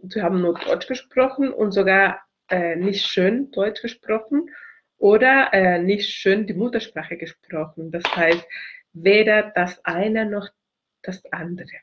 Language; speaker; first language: German; non-native, fluent; Spanish